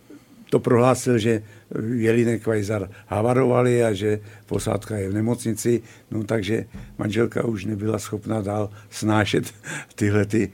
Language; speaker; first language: Czech; native; Czech